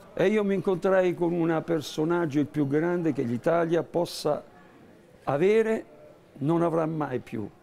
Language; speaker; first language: Italian; native; Italian